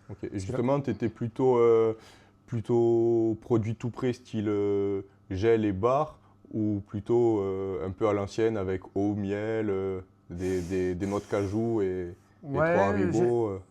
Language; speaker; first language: French; native; French